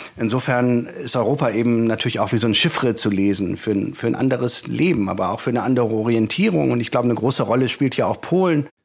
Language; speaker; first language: German; native; German